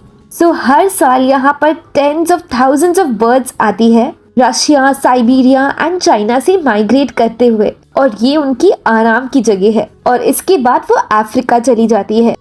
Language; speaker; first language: Hindi; native; Hindi